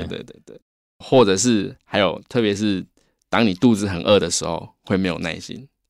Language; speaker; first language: Chinese; native; Chinese